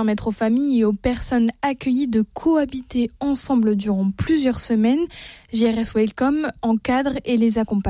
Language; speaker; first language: French; native; French